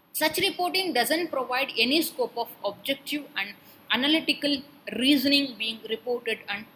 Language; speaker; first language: English; non-native, local second language; Kannada